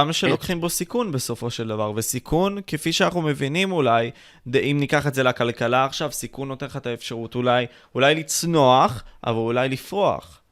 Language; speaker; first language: Hebrew; native; Hebrew